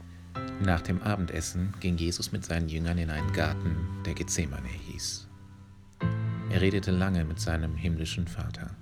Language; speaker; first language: German; native; German